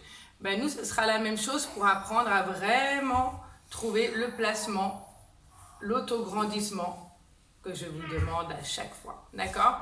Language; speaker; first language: French; native; French